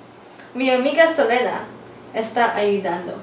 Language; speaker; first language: Spanish; non-native, learner; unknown